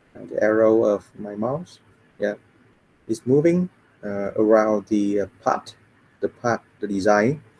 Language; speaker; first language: English; non-native, fluent; Vietnamese